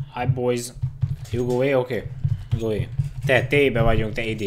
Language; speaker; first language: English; non-native, learner; Hungarian